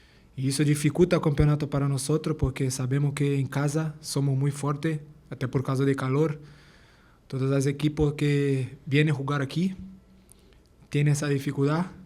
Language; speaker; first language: Spanish; non-native, learner; Portuguese